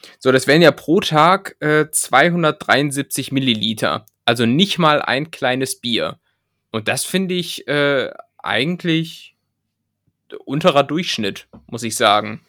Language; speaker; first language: German; native; German